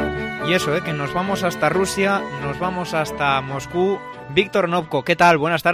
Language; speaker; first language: Spanish; native; Spanish